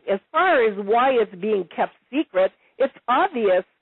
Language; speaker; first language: English; non-native, fluent; Italian